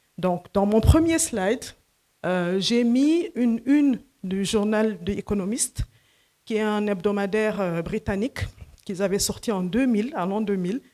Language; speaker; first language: French; non-native, local second language; Fula